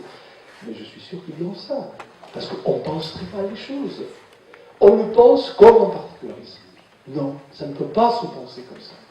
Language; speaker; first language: French; native; French